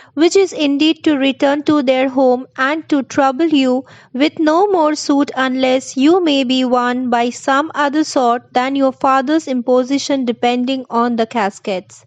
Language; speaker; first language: English; non-native, local second language; Bangla